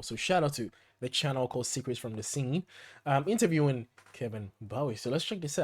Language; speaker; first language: English; native; English